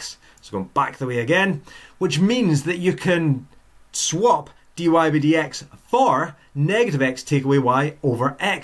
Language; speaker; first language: English; native; English